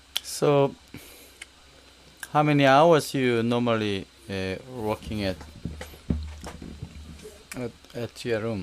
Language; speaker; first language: English; non-native, learner; Korean